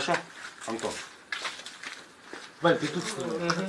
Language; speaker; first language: Russian; native; Russian